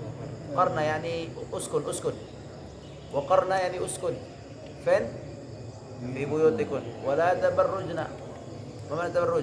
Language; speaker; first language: Arabic; non-native, fluent; Indonesian